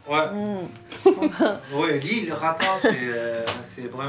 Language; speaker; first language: French; non-native, learner; Japanese